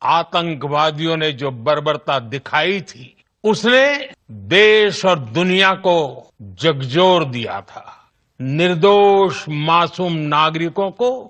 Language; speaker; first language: Hindi; non-native, local second language; Gujarati